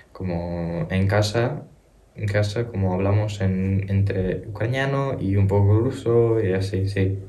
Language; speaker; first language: Spanish; early bilingual, other home language; Ukrainian